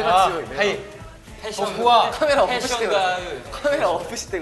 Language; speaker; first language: Japanese; non-native, fluent; Korean